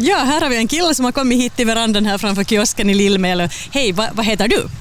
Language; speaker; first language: Swedish; native; Swedish